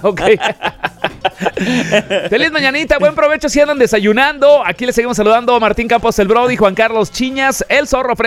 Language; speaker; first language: Spanish; native; Spanish